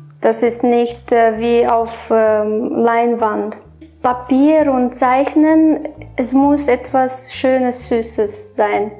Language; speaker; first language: German; non-native, fluent; Romanian